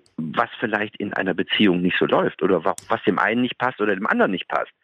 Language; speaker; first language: German; native; German